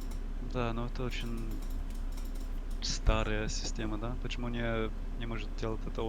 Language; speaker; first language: Russian; non-native, learner; English